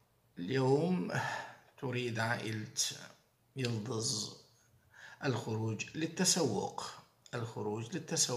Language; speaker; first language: Arabic; non-native, fluent; Turkish